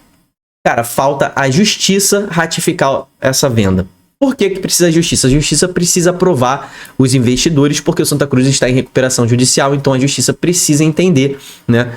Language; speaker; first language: Portuguese; native; Portuguese